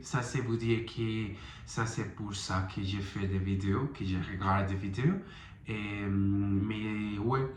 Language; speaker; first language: French; non-native, learner; Spanish